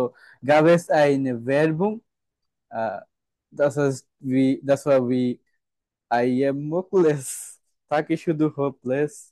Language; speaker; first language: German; non-native, fluent; Bangla